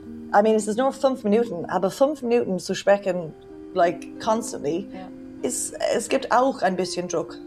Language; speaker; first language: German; non-native, learner; English